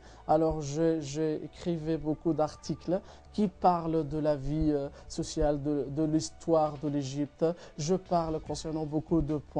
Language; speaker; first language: French; non-native, fluent; Arabic